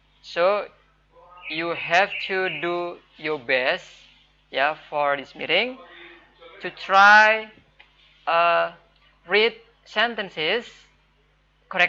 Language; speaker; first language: English; non-native, fluent; Indonesian